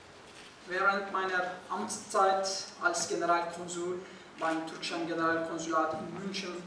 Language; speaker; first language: German; non-native, fluent; Turkish